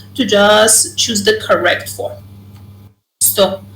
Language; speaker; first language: English; non-native, fluent; Persian